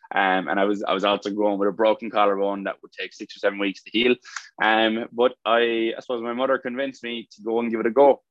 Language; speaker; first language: English; native; English